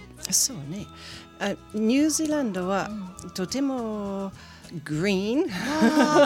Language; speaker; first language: Japanese; non-native, learner; English